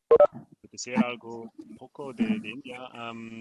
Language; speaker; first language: Spanish; non-native, learner; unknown